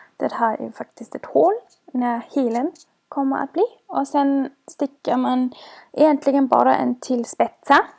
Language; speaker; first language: Swedish; non-native, fluent; German